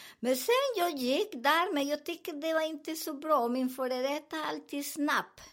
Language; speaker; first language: Swedish; non-native, learner; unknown